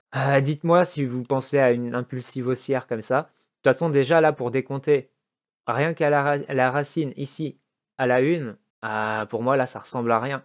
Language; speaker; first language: French; native; French